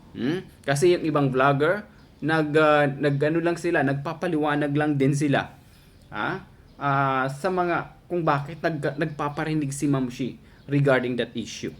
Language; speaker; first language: Filipino; native; Filipino